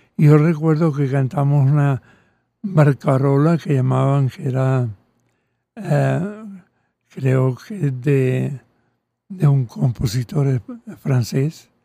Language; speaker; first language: Spanish; early bilingual, other home language; Catalan